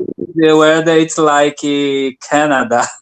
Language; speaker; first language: English; non-native, learner; Portuguese